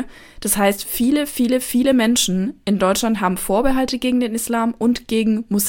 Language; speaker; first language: German; native; German